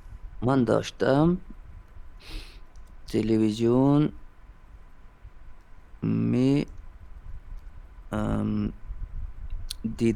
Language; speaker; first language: Persian; non-native, learner; Urdu